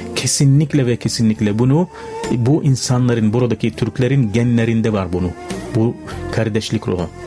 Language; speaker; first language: Turkish; non-native, fluent; Arabic